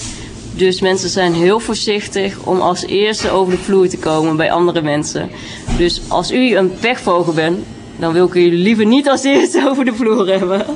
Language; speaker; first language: Dutch; early bilingual, other home language; Vietnamese